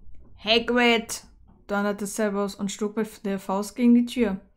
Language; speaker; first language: German; native; German